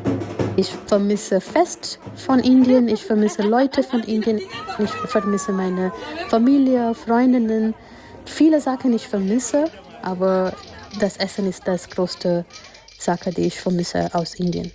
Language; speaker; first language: German; non-native, learner; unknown